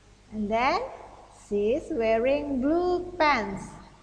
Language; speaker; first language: English; non-native, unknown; Indonesian